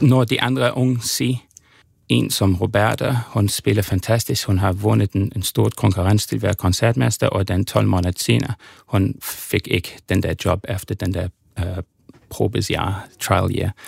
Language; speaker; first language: Danish; non-native, fluent; German